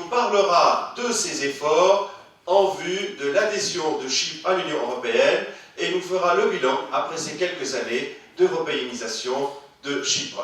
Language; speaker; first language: French; native; French